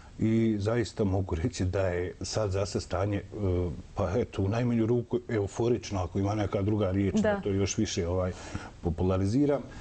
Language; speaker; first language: Croatian; native; Croatian